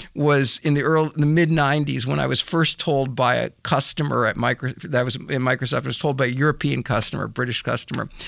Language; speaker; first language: English; native; English